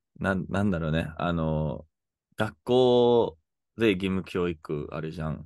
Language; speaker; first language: Japanese; non-native, fluent; English